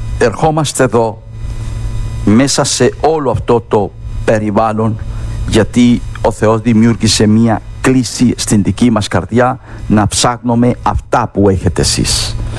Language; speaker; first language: Greek; non-native, fluent; Spanish